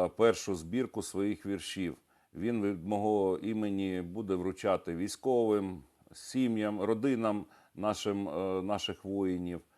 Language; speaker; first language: Ukrainian; non-native, local second language; Russian